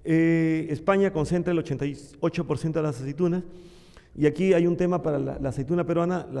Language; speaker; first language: Spanish; native; Spanish